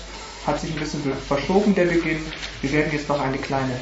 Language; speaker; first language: German; native; German